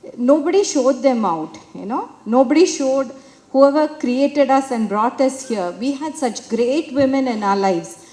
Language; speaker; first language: English; non-native, local second language; Tamil